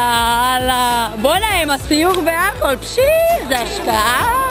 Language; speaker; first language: Hebrew; native; Hebrew